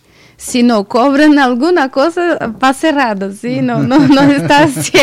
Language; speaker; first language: Spanish; non-native, learner; Portuguese